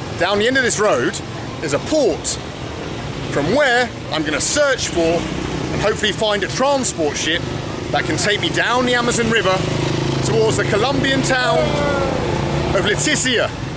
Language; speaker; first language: English; native; English